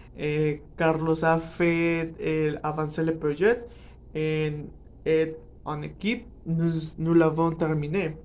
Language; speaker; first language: French; non-native, learner; Spanish